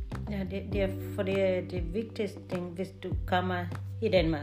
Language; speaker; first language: Danish; non-native, learner; Swahili